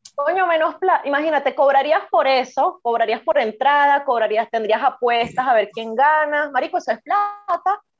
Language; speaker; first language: Spanish; native; Spanish